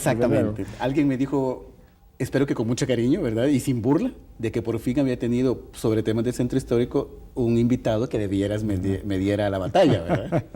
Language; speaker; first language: Spanish; native; Spanish